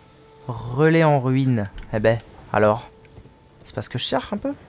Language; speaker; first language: French; native; French